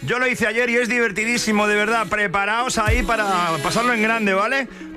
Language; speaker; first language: Spanish; native; Spanish